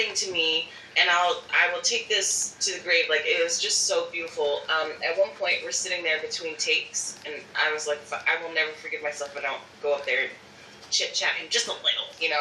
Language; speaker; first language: English; native; English